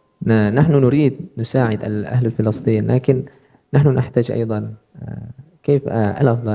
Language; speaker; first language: Arabic; non-native, learner; Indonesian